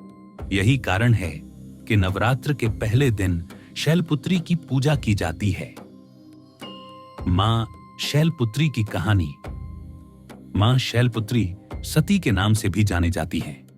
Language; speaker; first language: Hindi; native; Hindi